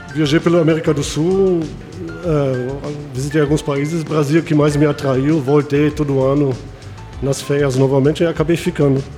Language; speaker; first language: Portuguese; non-native, fluent; German